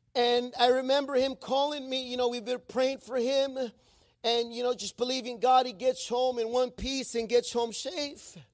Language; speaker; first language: English; non-native, fluent; Spanish